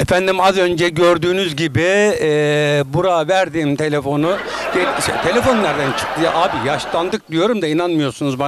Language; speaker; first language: Turkish; native; Turkish